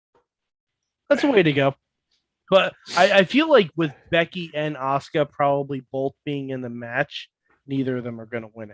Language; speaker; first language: English; native; English